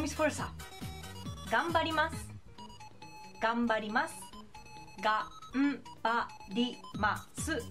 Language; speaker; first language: Japanese; non-native, learner; Portuguese